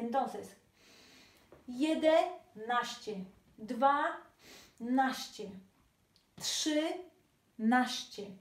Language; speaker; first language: Polish; non-native, fluent; Spanish